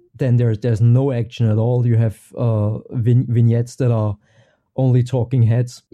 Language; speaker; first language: English; non-native, fluent; German